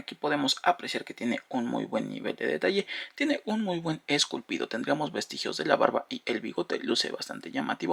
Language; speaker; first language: Spanish; native; Spanish